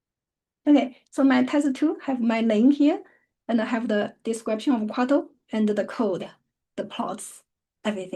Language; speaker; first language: English; non-native, fluent; Chinese